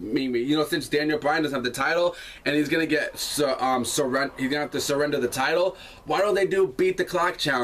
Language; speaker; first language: English; native; English